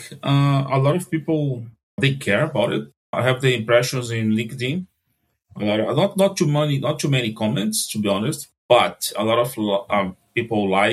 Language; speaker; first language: English; non-native, fluent; Portuguese